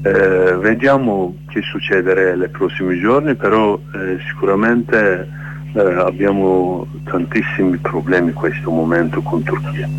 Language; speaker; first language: Italian; non-native, learner; Kurdish